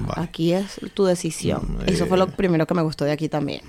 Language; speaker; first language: Spanish; native; Spanish